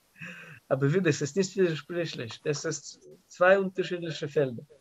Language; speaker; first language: German; non-native, learner; Russian